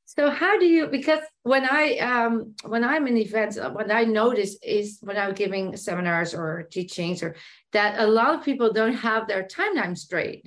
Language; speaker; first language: English; non-native, fluent; Dutch